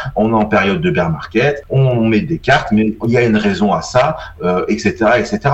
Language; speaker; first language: French; native; French